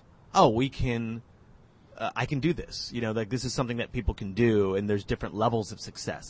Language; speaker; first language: English; native; English